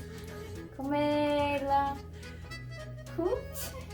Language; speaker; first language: French; non-native, learner; English